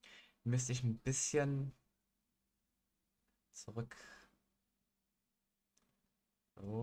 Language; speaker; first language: German; native; German